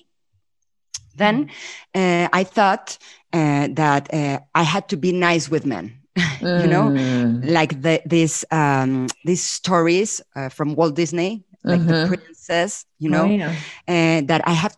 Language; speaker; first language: English; non-native, fluent; Spanish